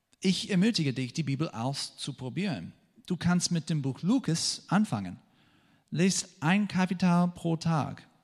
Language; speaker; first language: German; non-native, fluent; English